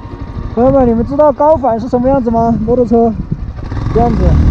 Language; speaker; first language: Chinese; native; Chinese